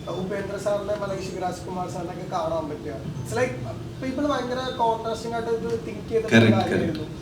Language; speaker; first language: Malayalam; non-native, local second language; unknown